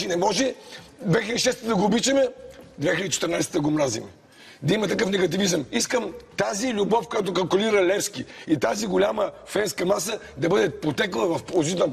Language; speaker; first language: Bulgarian; native; Bulgarian